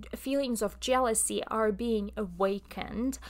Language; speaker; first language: English; non-native, fluent; Russian